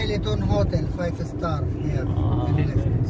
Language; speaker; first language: English; non-native, learner; Arabic